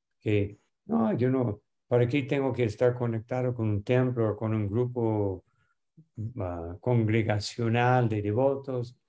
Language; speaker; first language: Spanish; non-native, fluent; English